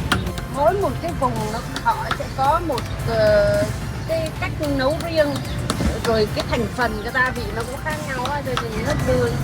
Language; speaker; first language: Vietnamese; native; Vietnamese